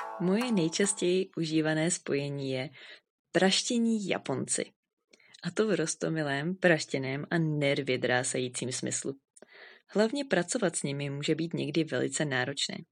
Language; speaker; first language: Czech; native; Czech